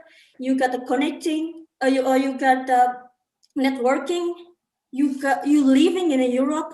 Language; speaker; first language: English; non-native, learner; Indonesian